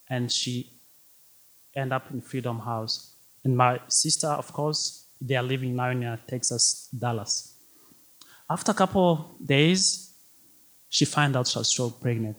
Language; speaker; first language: English; non-native, fluent; Rundi